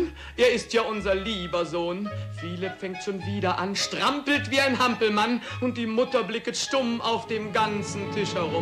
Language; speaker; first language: German; native; German